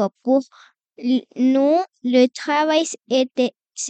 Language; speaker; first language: French; non-native, fluent; Spanish